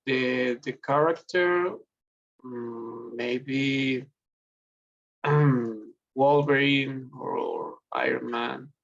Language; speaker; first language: English; non-native, learner; Spanish